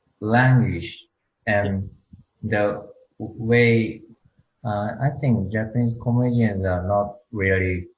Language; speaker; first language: English; non-native, learner; Japanese